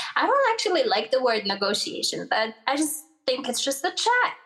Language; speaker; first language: English; early bilingual, other home language; Arabic